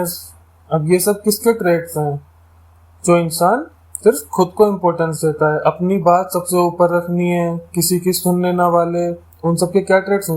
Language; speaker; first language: Hindi; native; Hindi